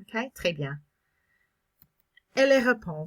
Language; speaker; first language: French; non-native, fluent; English